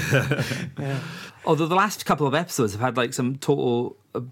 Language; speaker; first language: English; native; English